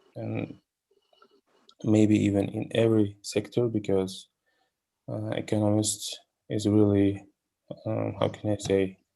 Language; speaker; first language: English; non-native, learner; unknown